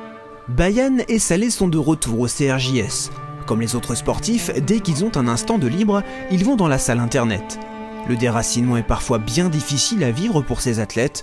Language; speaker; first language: French; native; French